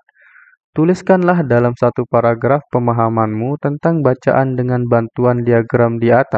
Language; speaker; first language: Indonesian; native; Indonesian